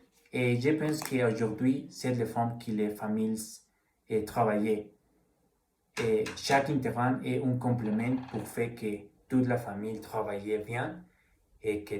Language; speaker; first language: French; non-native, learner; Spanish